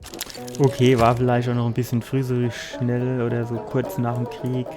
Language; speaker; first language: German; native; German